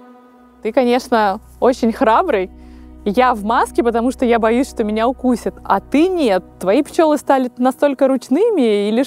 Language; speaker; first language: Russian; native; Russian